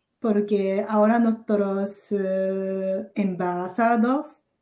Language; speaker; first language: Spanish; non-native, learner; Japanese